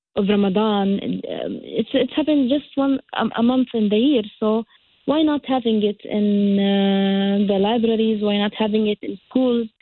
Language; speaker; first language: English; non-native, fluent; Arabic